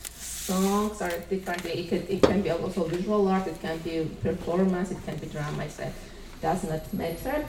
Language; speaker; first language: English; non-native, fluent; Georgian